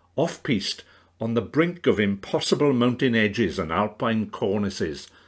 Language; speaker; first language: English; native; English